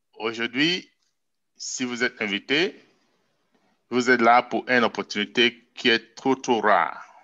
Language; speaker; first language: French; non-native, local second language; English